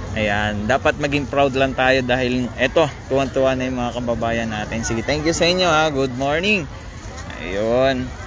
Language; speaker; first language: Filipino; non-native, local second language; Cebuano